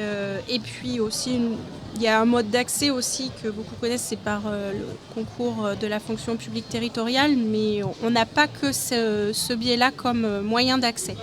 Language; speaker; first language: French; native; French